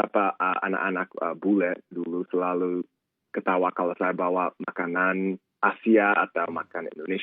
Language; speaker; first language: Indonesian; early bilingual, heritage; Indonesian